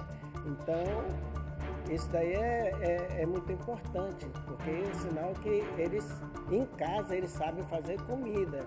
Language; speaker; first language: Portuguese; non-native, fluent; Japanese